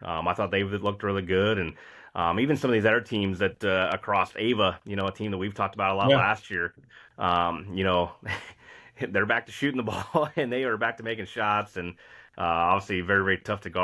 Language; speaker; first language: English; native; English